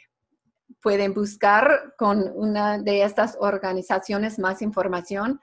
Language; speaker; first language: Spanish; non-native, fluent; English